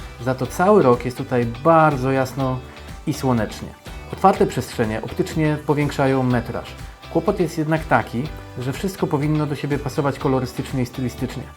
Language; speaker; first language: Polish; native; Polish